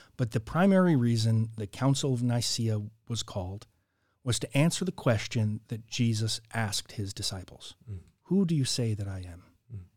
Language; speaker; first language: English; native; English